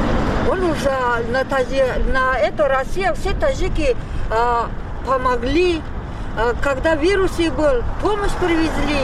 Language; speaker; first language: Russian; non-native, learner; Tajik